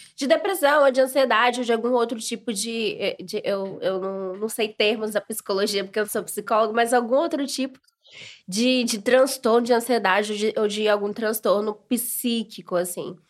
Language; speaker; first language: Portuguese; native; Portuguese